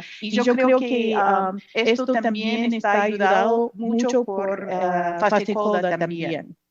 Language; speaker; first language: Spanish; non-native, fluent; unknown